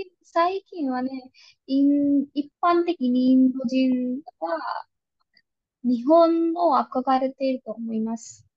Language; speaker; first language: Japanese; non-native, fluent; Hindi